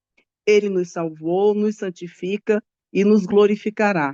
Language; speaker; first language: Portuguese; native; Portuguese